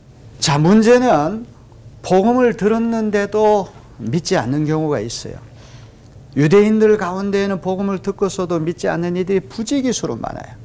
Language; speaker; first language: Korean; native; Korean